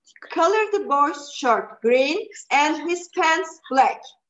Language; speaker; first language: English; non-native, fluent; Turkish